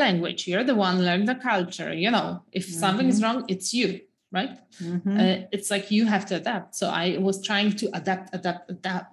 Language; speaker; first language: English; non-native, fluent; Polish